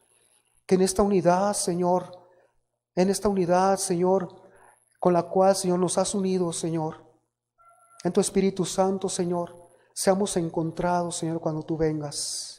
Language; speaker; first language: Spanish; native; Spanish